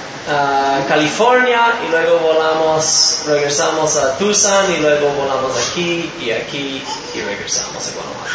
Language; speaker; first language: Spanish; non-native, fluent; English